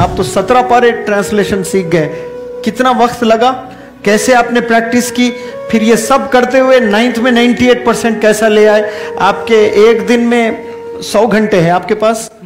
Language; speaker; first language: Urdu; native; Urdu